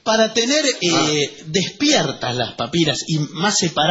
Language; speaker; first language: Spanish; native; Spanish